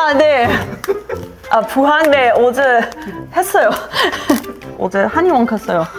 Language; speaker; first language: Korean; non-native, learner; German